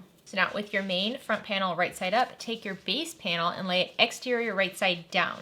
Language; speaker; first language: English; native; English